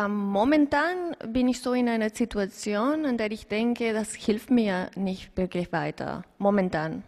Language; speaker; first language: German; non-native, fluent; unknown